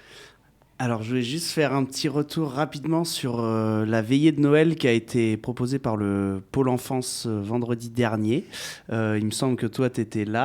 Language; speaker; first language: French; native; French